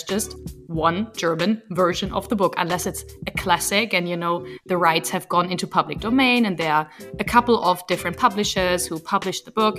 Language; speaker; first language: English; non-native, fluent; German